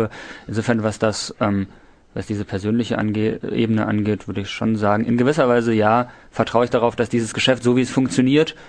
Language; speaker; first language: German; native; German